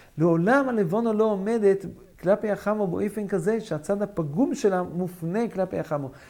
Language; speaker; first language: Hebrew; non-native, fluent; English